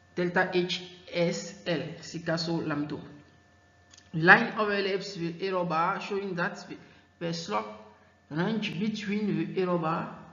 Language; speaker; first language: English; non-native, fluent; French